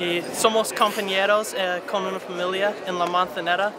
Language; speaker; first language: Spanish; non-native, learner; English